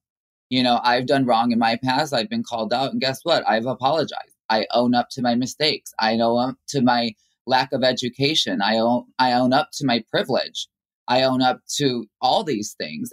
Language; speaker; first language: English; native; English